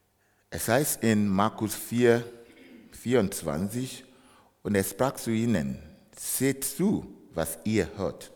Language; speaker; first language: German; non-native, fluent; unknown